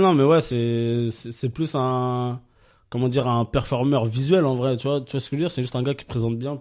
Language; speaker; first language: French; native; French